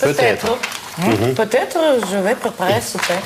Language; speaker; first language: French; non-native, learner; Russian